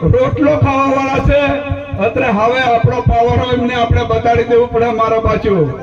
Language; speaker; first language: Gujarati; non-native, local second language; Rathawi